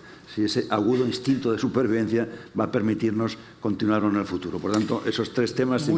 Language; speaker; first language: Spanish; native; Spanish